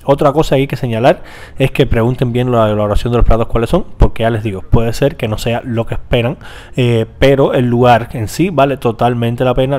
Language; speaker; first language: Spanish; native; Spanish